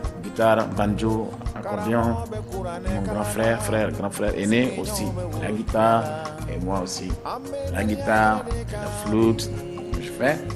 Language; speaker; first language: French; non-native, local second language; Bambara